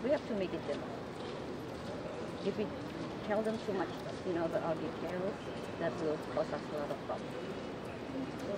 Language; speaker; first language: English; non-native, fluent; Chinese